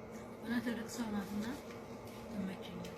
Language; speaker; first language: Arabic; non-native, learner; Amharic